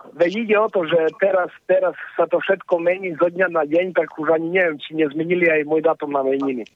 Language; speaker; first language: Slovak; non-native, local second language; Rusyn